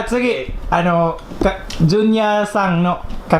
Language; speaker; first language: Japanese; non-native, fluent; Cebuano